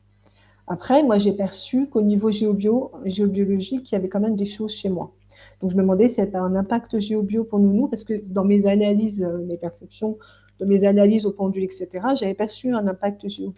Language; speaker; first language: French; native; French